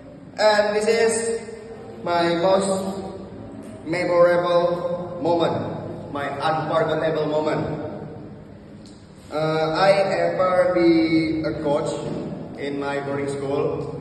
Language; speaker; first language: English; non-native, learner; Indonesian